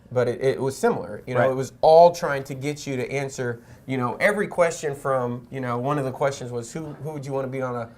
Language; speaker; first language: English; native; English